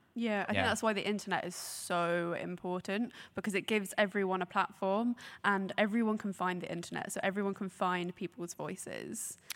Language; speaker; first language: English; native; English